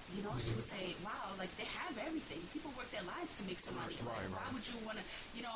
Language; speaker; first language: English; early bilingual, other home language; Bosnian